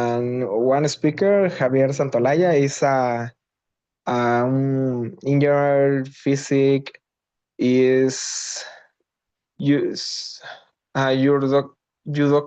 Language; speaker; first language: English; non-native, learner; Spanish